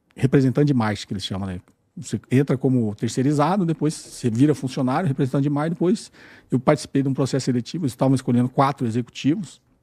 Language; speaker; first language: Portuguese; native; Portuguese